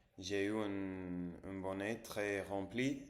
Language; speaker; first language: French; non-native, learner; English